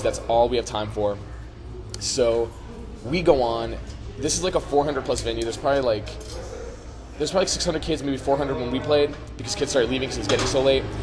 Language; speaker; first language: English; native; English